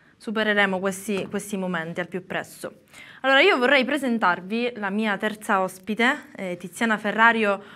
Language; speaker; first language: Italian; native; Italian